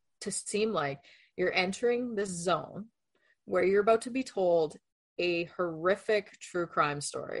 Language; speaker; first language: English; non-native, fluent; Spanish